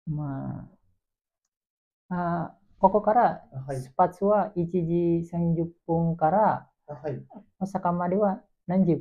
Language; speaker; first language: Japanese; non-native, learner; Indonesian